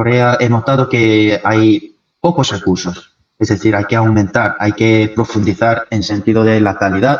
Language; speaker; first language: Spanish; non-native, fluent; Korean